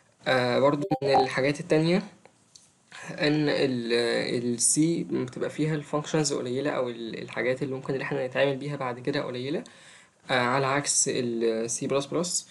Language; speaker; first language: Arabic; native; Arabic